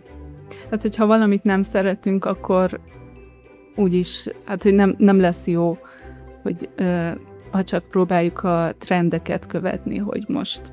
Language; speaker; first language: Hungarian; early bilingual, heritage; Hungarian